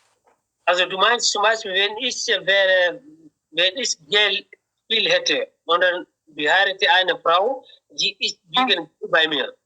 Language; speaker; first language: German; non-native, learner; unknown